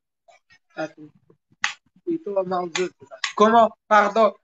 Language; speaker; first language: French; non-native, learner; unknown